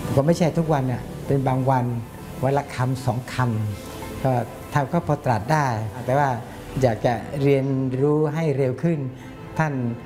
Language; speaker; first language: Thai; non-native, local second language; Malay